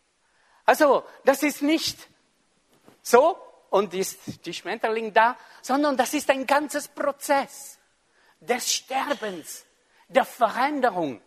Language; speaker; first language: German; non-native, fluent; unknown